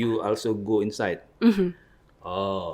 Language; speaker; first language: English; non-native, learner; Indonesian